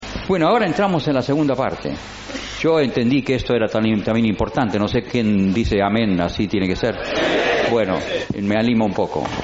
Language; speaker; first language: Spanish; native; Spanish